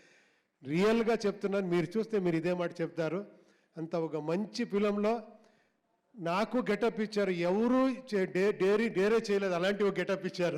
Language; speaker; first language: Telugu; non-native, local second language; Kannada